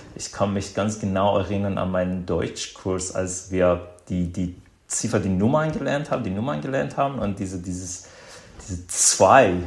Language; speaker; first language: German; non-native, fluent; Azerbaijani